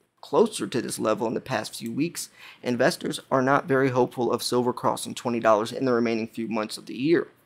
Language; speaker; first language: English; native; English